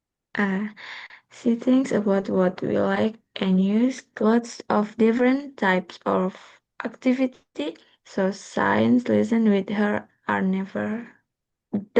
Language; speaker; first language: English; non-native, learner; Indonesian